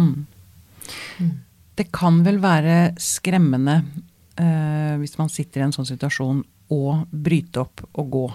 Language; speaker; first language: Norwegian; native; Norwegian